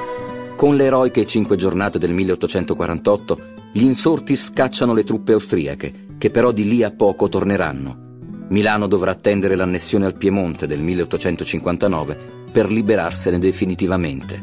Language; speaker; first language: Italian; native; Italian